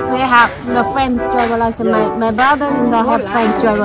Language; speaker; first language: English; non-native, learner; Chinese